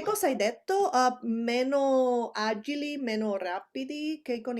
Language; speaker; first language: Italian; non-native, fluent; Spanish